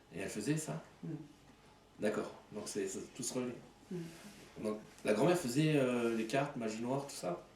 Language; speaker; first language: French; native; French